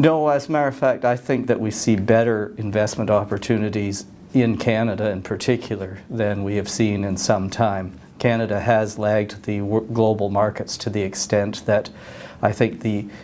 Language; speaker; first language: English; native; English